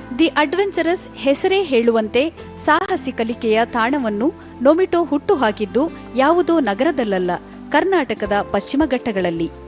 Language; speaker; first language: Kannada; native; Kannada